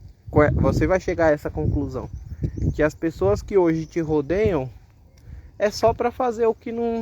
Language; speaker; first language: Portuguese; native; Portuguese